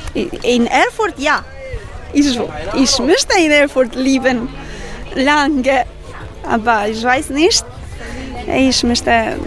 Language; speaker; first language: German; non-native, learner; Albanian